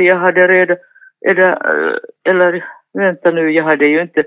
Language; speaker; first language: Swedish; non-native, fluent; Finnish